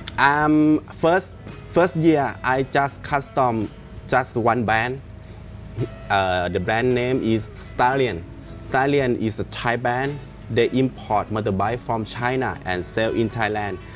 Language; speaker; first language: English; non-native, learner; Thai